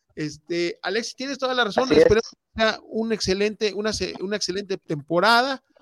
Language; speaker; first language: Spanish; native; Spanish